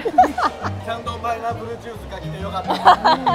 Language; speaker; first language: Japanese; non-native, fluent; Chinese